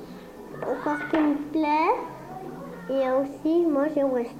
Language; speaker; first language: French; early bilingual, heritage; Spanish